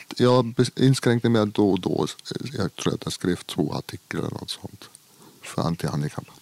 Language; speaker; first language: Swedish; non-native, fluent; German